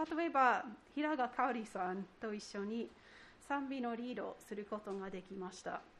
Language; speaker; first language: Japanese; non-native, fluent; English